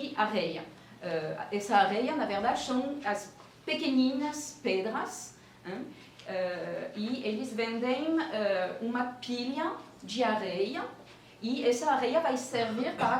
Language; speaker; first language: Portuguese; non-native, fluent; French